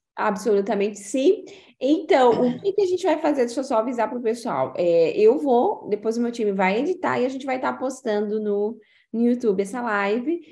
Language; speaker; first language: Portuguese; native; Portuguese